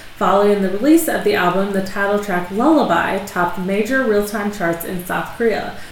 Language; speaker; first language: English; native; English